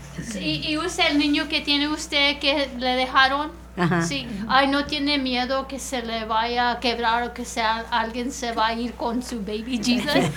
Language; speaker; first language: Spanish; early bilingual, other home language; English